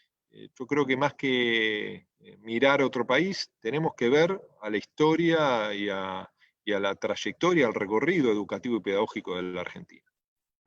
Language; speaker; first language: Spanish; native; Spanish